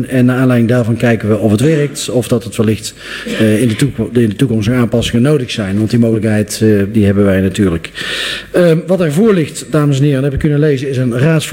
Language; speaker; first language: Dutch; native; Dutch